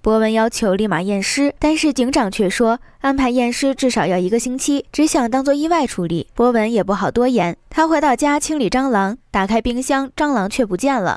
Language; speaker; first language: Chinese; native; Chinese